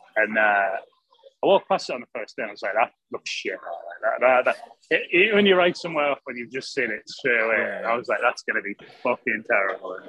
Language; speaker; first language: English; native; English